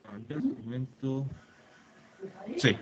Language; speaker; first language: Spanish; native; Spanish